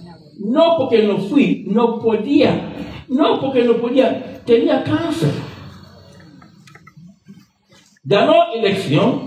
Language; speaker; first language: Spanish; non-native, learner; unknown